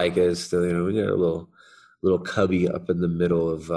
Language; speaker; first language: English; native; English